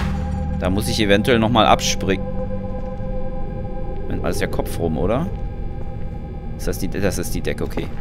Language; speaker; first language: German; native; German